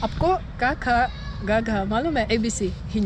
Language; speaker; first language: Hindi; non-native, fluent; Russian